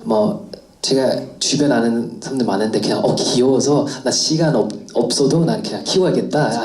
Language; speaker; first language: Korean; non-native, fluent; English